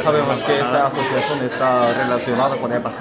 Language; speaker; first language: Spanish; non-native, fluent; Korean